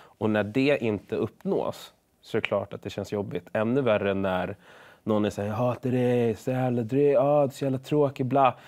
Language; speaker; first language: Swedish; early bilingual, other home language; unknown